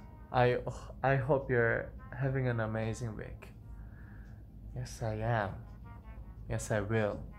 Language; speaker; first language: English; non-native, learner; Korean